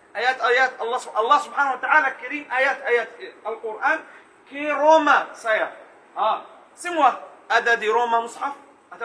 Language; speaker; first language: Indonesian; non-native, learner; Arabic